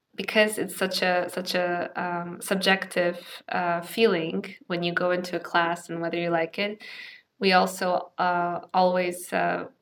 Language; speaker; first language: English; native; English